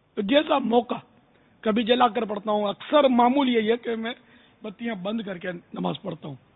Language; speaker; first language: Urdu; non-native, local second language; Memoni